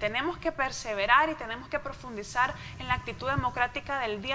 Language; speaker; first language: Spanish; native; Spanish